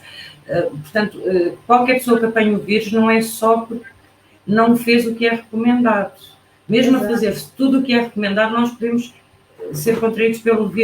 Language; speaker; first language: Portuguese; native; Portuguese